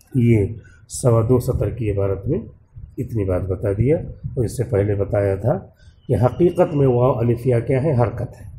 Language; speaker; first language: Urdu; native; Urdu